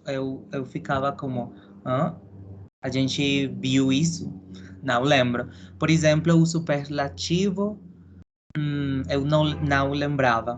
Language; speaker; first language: Portuguese; non-native, learner; Spanish